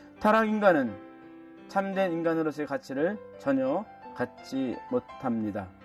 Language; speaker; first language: Korean; native; Korean